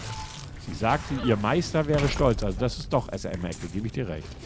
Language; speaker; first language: German; native; German